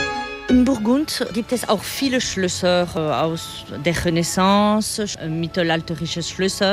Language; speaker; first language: German; non-native, fluent; French